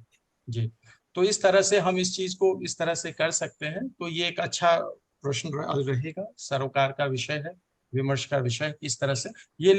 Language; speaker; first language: Hindi; native; Hindi